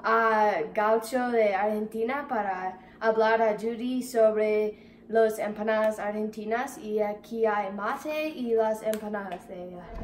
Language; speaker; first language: Spanish; non-native, learner; English